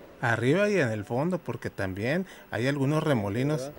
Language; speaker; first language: Spanish; native; Spanish